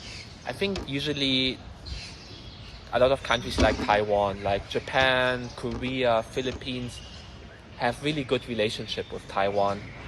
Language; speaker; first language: English; non-native, fluent; German